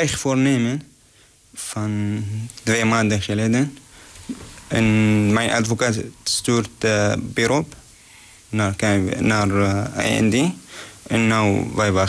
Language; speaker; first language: Dutch; non-native, learner; Arabic